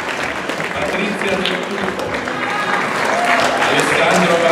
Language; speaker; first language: Italian; native; Italian